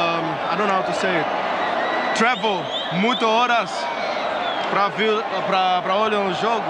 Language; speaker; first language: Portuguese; non-native, learner; Dutch